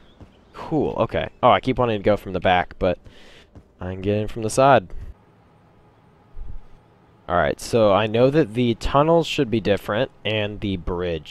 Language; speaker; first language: English; native; English